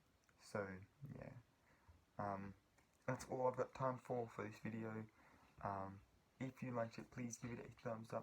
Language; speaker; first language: English; native; English